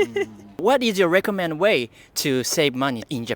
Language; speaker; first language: English; non-native, fluent; Japanese